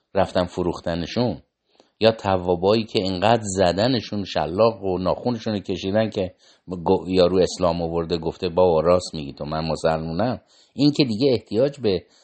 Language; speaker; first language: Persian; native; Persian